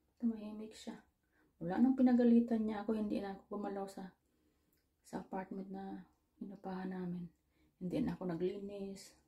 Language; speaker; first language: Filipino; native; Filipino